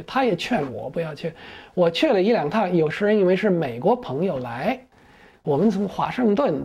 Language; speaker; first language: Chinese; non-native, fluent; English